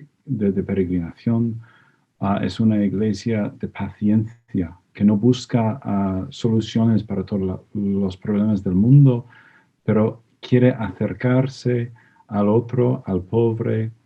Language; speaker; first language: Spanish; non-native, fluent; English